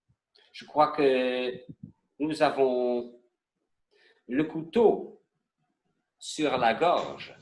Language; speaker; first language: French; non-native, learner; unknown